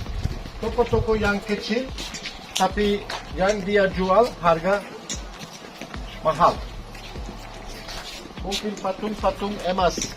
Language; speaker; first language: Indonesian; non-native, fluent; Turkish